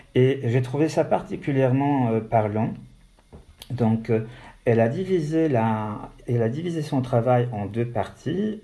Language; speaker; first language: French; non-native, fluent; Polish